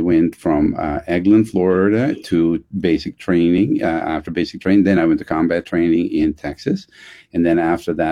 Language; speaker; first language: English; non-native, fluent; Dutch